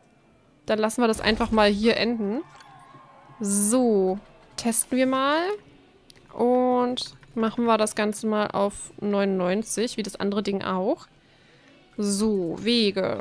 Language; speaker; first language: German; native; German